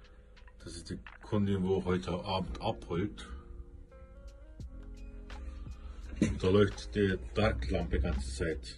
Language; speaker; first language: German; native; German